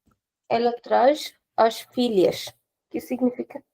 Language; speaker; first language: Portuguese; non-native, fluent; Hindi